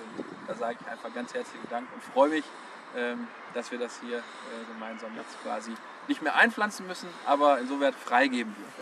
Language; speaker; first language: German; native; German